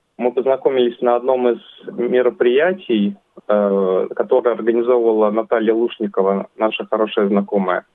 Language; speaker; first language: Russian; native; Russian